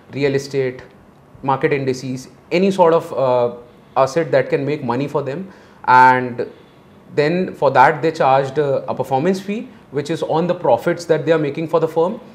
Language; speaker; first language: English; non-native, local second language; Hindi